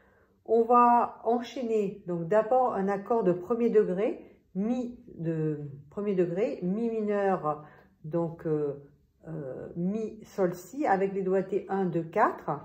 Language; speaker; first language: French; native; French